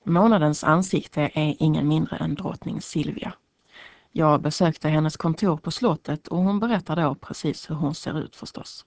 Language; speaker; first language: Swedish; native; Swedish